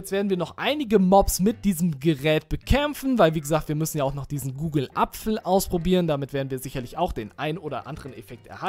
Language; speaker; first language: German; native; German